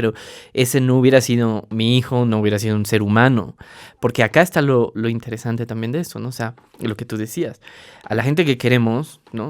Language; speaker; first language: Spanish; native; Spanish